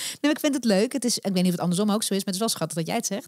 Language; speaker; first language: Dutch; native; Dutch